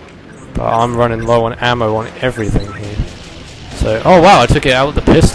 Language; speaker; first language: English; native; English